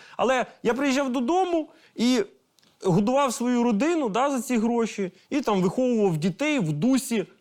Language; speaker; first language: Ukrainian; non-native, local second language; Russian